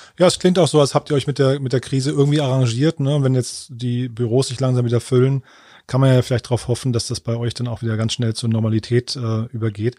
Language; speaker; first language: German; native; German